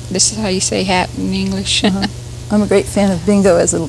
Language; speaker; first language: English; early bilingual, other home language; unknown